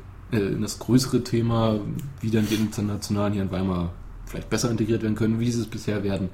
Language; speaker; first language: German; native; German